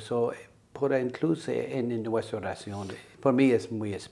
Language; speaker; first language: Spanish; non-native, learner; English